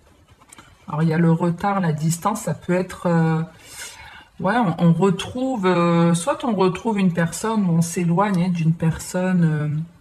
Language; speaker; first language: French; native; French